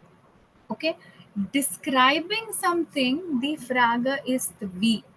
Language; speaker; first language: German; non-native, fluent; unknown